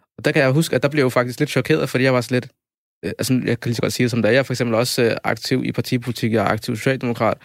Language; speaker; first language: Danish; early bilingual, other home language; Somali